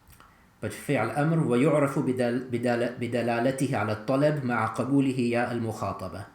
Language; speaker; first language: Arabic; non-native, fluent; English